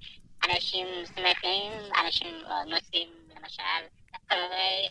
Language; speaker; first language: Hebrew; non-native, fluent; Persian